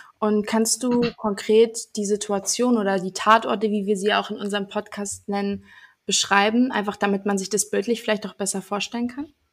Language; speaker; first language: German; native; German